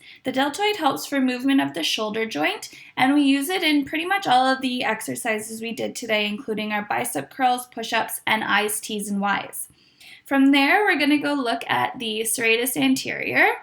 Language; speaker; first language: English; native; English